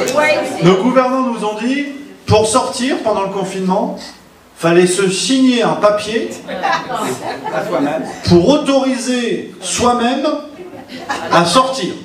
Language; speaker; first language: French; native; French